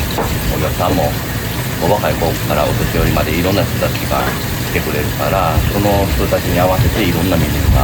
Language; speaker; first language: Japanese; native; Japanese